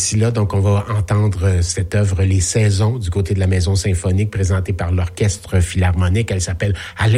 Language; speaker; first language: French; native; French